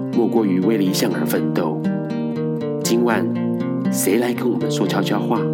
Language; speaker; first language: Chinese; native; Chinese